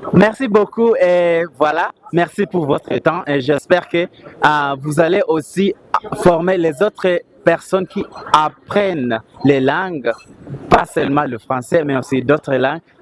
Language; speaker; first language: French; non-native, fluent; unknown